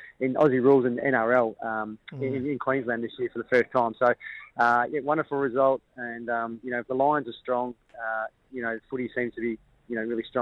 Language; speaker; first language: English; native; English